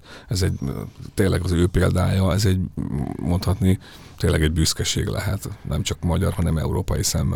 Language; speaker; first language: Hungarian; native; Hungarian